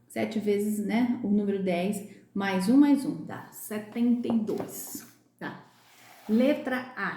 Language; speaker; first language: Portuguese; native; Portuguese